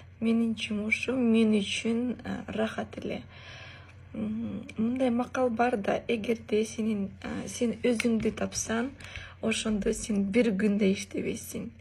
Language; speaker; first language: Kyrgyz; early bilingual, other home language; Russian